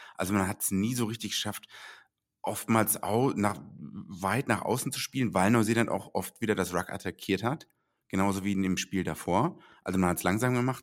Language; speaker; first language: German; native; German